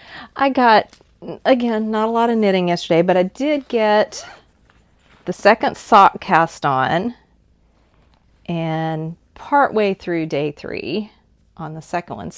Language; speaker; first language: English; native; English